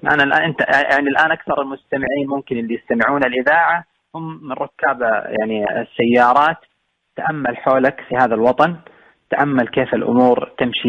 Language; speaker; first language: Arabic; native; Arabic